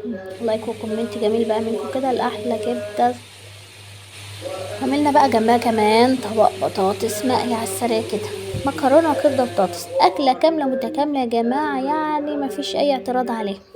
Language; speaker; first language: Arabic; native; Arabic